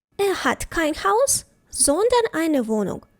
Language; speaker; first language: German; non-native, fluent; Ukrainian